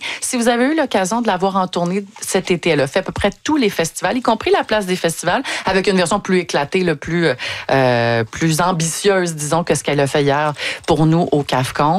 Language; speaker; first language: French; native; French